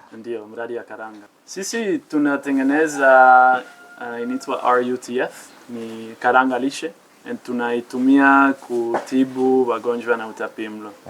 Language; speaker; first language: Swahili; non-native, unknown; Dutch